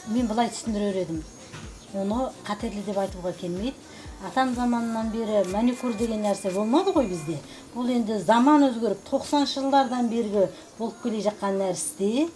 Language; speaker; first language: Kazakh; early bilingual, heritage; Kazakh